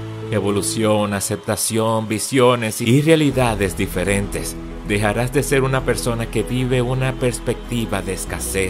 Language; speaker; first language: Spanish; native; Spanish